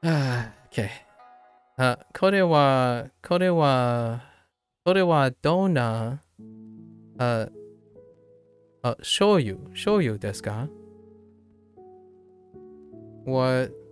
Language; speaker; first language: Japanese; non-native, learner; English